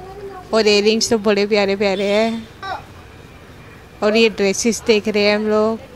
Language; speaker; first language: Hindi; native; Hindi